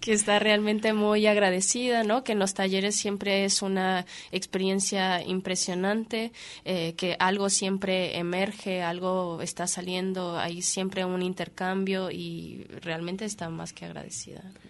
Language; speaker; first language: Spanish; native; Spanish